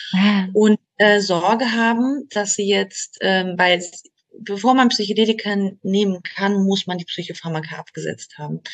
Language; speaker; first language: German; native; German